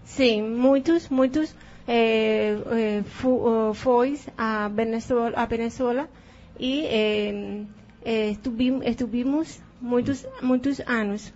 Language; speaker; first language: Portuguese; non-native, learner; Spanish